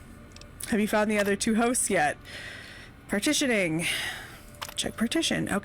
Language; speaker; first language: English; native; English